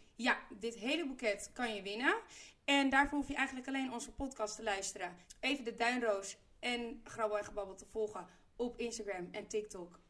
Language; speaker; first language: Dutch; native; Dutch